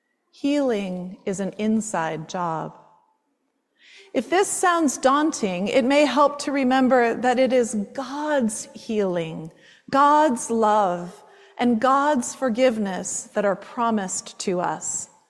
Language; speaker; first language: English; native; English